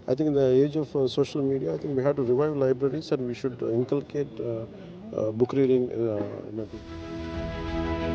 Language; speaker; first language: English; non-native, local second language; Telugu